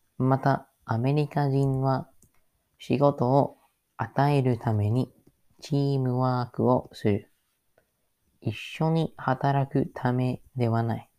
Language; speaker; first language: Japanese; non-native, learner; English